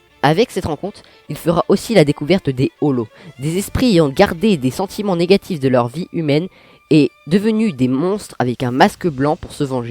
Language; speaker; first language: French; native; French